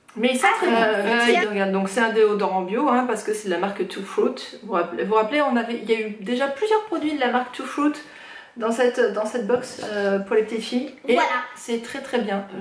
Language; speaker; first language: French; native; French